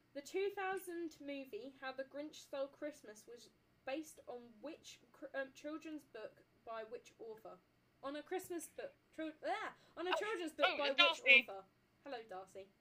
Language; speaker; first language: English; native; English